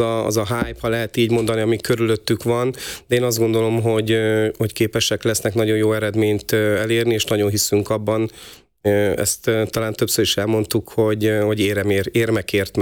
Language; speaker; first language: Hungarian; native; Hungarian